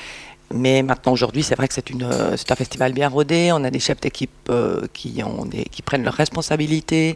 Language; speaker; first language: French; native; French